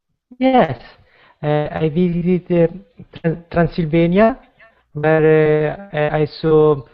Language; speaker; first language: English; non-native, learner; Italian